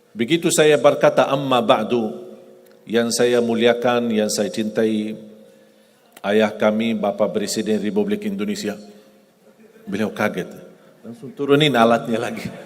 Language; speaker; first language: Indonesian; non-native, fluent; Arabic